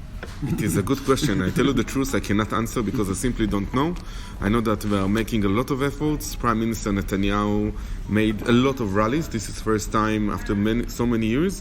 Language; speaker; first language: English; non-native, fluent; Hebrew